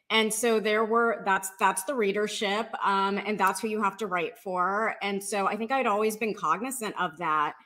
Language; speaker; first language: English; native; English